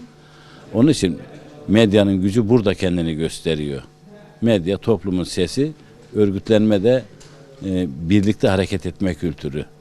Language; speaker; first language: Turkish; native; Turkish